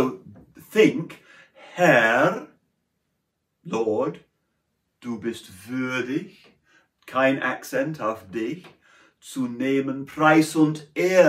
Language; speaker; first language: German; non-native, fluent; English